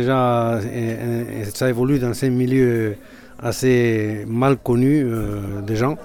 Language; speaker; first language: French; non-native, fluent; Basque